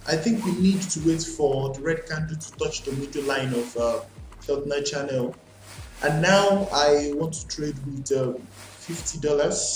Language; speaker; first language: English; non-native, learner; Portuguese